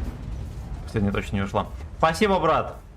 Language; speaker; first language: Russian; native; Russian